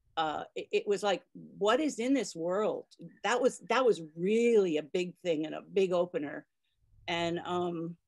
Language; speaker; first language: English; native; English